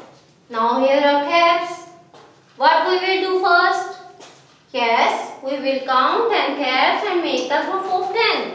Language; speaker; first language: English; non-native, local second language; Urdu